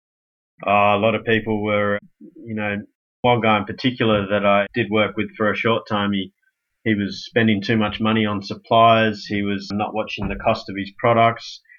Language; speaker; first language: English; native; English